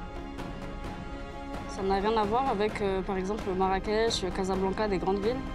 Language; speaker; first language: French; native; French